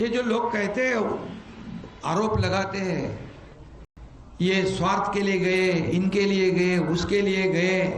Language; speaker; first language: Hindi; non-native, local second language; Marathi